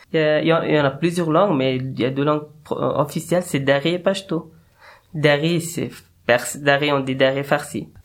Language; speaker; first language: French; non-native, learner; Persian